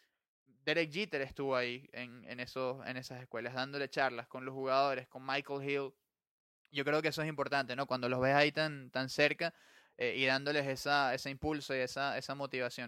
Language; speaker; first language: Spanish; native; Spanish